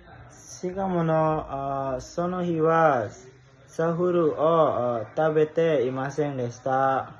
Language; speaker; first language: Japanese; non-native, learner; Indonesian